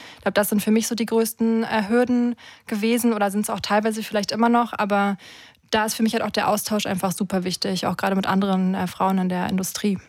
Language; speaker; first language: German; early bilingual, other home language; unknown